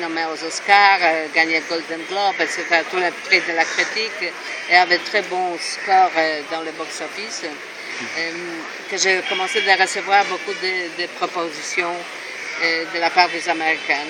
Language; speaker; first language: French; non-native, fluent; Polish